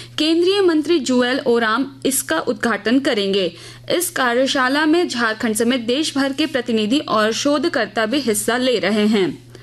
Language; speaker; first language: Hindi; native; Hindi